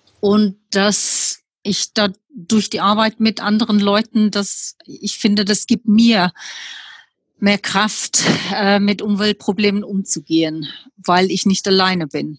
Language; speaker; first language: German; non-native, fluent; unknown